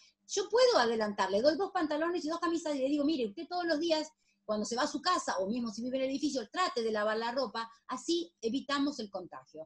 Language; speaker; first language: Spanish; native; Spanish